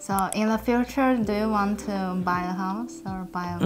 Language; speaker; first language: English; non-native, learner; Chinese